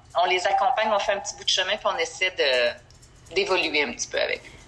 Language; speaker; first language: French; native; French